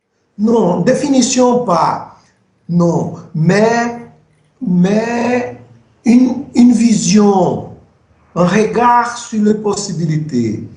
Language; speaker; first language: French; non-native, fluent; Portuguese